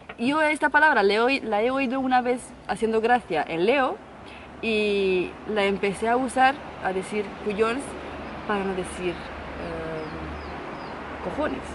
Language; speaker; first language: Spanish; non-native, fluent; Romanian